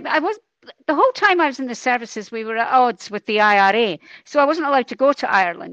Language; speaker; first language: English; native; English